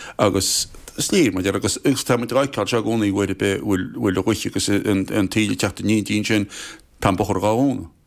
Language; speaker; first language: Irish; native; Irish